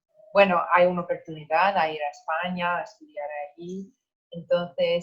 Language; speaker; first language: Spanish; non-native, fluent; English